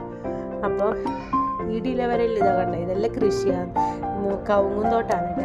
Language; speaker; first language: Malayalam; native; Malayalam